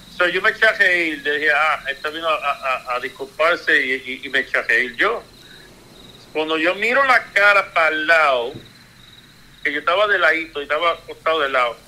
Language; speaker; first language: Spanish; early bilingual, heritage; Spanish